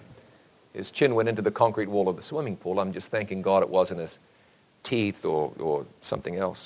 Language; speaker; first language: English; native; English